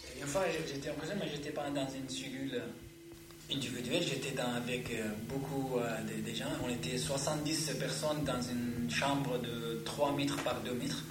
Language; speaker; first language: French; non-native, learner; Arabic